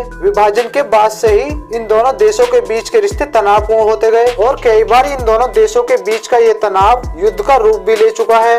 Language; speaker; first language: Hindi; native; Hindi